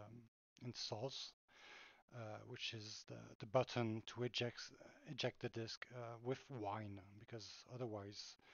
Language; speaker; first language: English; non-native, fluent; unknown